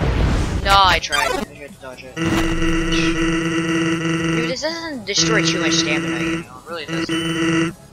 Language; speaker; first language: English; native; English